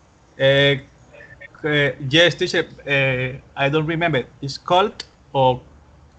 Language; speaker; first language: English; non-native, learner; Spanish